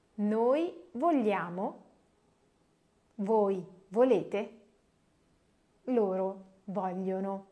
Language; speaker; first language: Italian; non-native, fluent; French